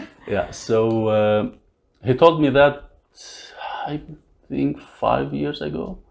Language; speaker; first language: English; non-native, learner; Arabic